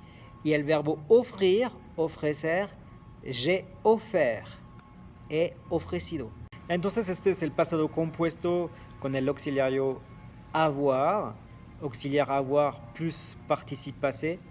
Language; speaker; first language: Spanish; non-native, fluent; French